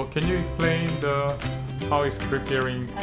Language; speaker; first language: English; non-native, learner; Korean